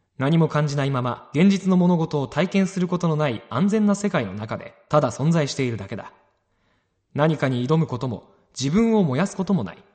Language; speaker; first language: Japanese; native; Japanese